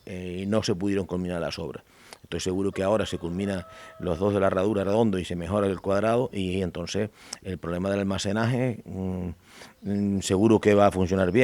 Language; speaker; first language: Spanish; native; Spanish